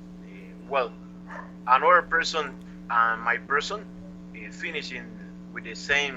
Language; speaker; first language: English; non-native, learner; Spanish